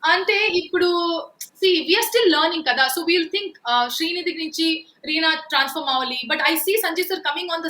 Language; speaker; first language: Telugu; non-native, local second language; Kannada